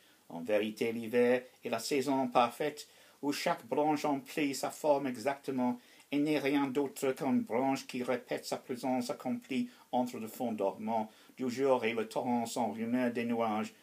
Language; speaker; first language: French; non-native, fluent; English